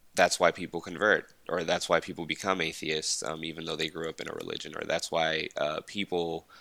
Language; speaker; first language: English; early bilingual, other home language; Spanish